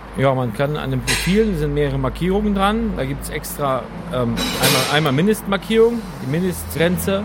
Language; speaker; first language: German; native; German